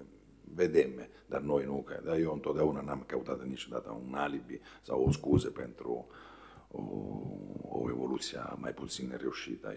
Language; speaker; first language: Romanian; non-native, fluent; Italian